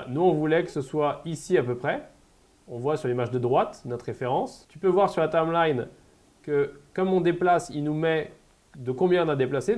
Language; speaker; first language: French; native; French